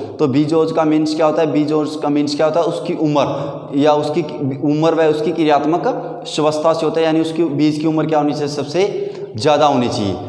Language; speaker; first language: Hindi; native; Hindi